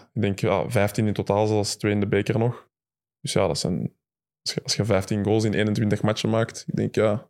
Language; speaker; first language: Dutch; early bilingual, other home language; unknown